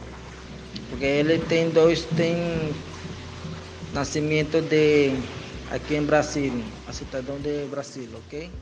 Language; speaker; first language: Portuguese; non-native, learner; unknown